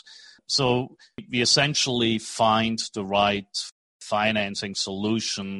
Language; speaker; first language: English; non-native, fluent; Swiss German